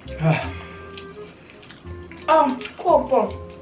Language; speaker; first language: Korean; non-native, learner; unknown